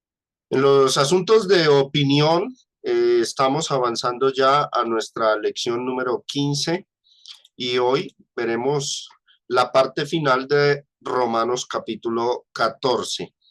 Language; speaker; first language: Spanish; native; Spanish